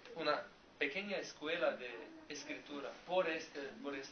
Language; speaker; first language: Spanish; non-native, learner; Slovenian